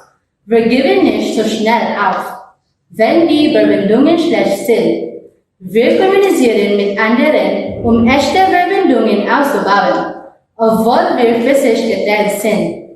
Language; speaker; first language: German; non-native, learner; Filipino